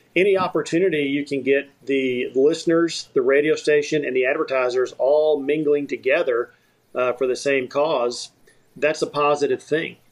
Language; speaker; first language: English; native; English